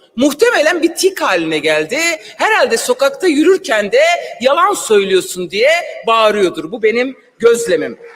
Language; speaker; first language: Turkish; non-native, local second language; Kurdish